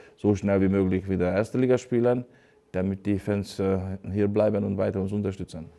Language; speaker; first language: German; non-native, fluent; Hungarian